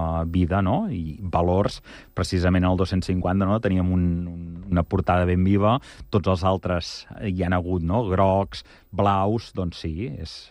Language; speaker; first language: Catalan; native; Catalan